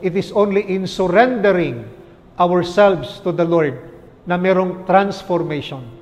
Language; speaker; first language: English; non-native, local second language; Filipino